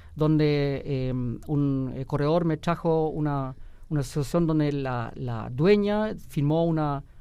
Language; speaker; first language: Spanish; early bilingual, heritage; Spanish